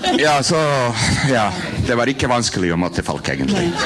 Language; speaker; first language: Norwegian; non-native, fluent; Croatian